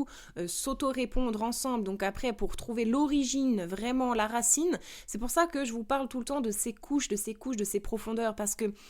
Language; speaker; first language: French; native; French